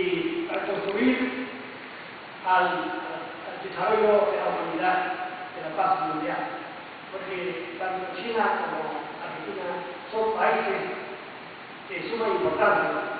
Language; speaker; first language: Spanish; non-native, fluent; Chinese